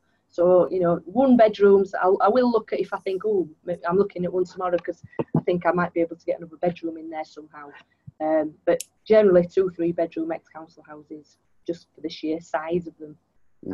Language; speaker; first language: English; native; English